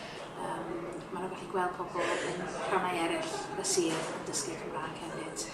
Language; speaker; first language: Welsh; non-native, local second language; English